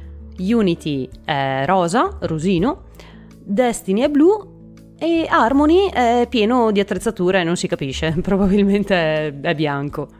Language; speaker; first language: Italian; native; Italian